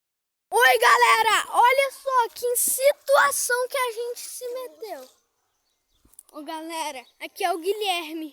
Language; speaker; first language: Portuguese; native; Portuguese